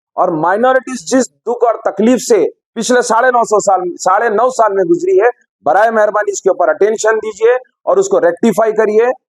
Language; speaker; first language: Hindi; non-native, local second language; Urdu